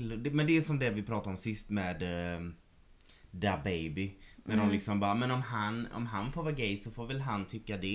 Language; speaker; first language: Swedish; native; Swedish